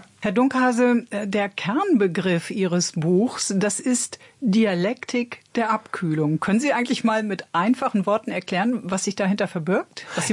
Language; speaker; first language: German; native; German